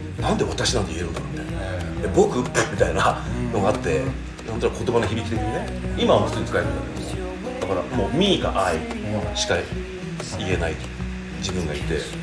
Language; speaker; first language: Japanese; early bilingual, heritage; Japanese